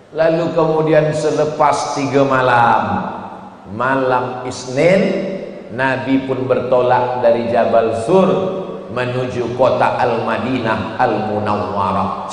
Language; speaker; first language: Malay; native; Malay